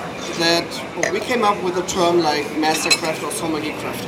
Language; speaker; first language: English; non-native, fluent; German